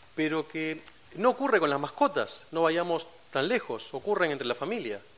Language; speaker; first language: Spanish; native; Spanish